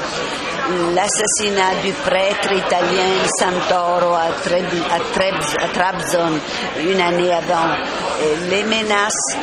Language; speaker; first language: French; non-native, fluent; Italian